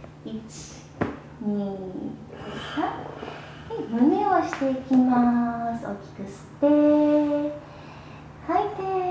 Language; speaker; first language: Japanese; native; Japanese